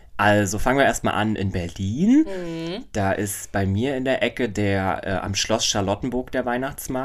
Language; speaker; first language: German; native; German